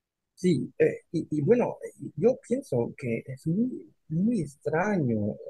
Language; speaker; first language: Spanish; non-native, fluent; French